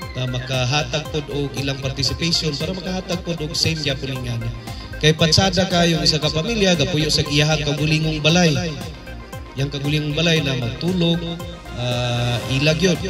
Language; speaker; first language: Cebuano; non-native, local second language; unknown